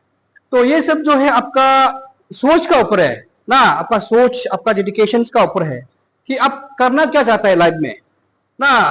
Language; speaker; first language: Hindi; non-native, local second language; Nyishi